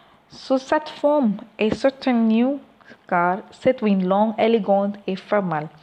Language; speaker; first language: French; non-native, learner; Tamil